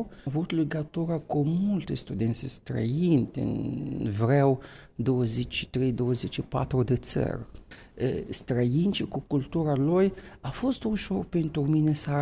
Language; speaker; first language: Romanian; non-native, fluent; Arabic